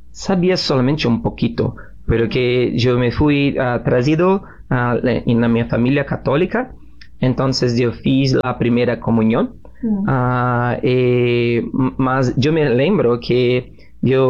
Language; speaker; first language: Spanish; non-native, learner; Portuguese